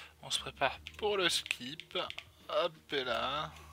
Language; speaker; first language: French; native; French